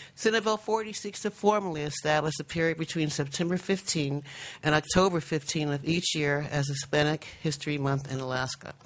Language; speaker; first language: English; native; English